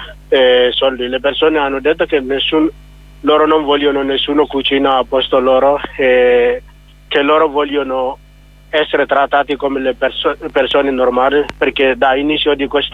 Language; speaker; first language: Italian; non-native, learner; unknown